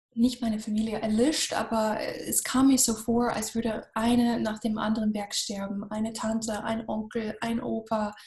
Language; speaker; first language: German; non-native, fluent; English